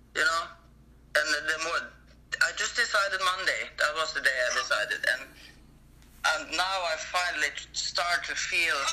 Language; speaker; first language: English; non-native, fluent; Norwegian